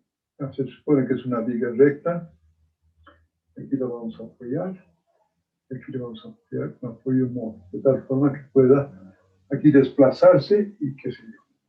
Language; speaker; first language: Spanish; native; Spanish